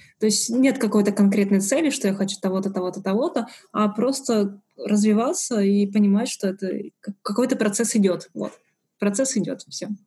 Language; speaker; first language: Russian; native; Russian